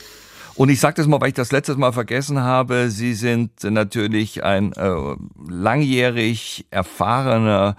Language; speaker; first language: German; native; German